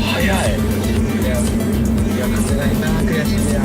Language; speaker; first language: Japanese; native; Japanese